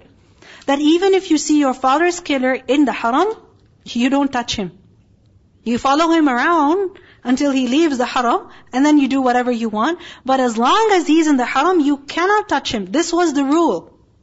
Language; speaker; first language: English; non-native, local second language; Urdu